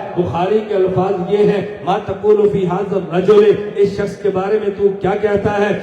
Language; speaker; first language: Urdu; non-native, local second language; Punjabi